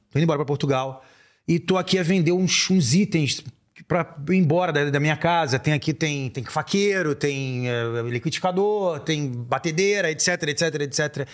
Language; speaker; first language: Portuguese; native; Portuguese